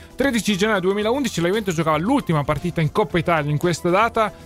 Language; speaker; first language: Italian; native; Italian